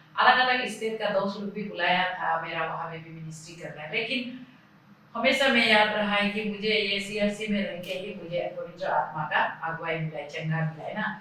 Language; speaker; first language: Hindi; non-native, local second language; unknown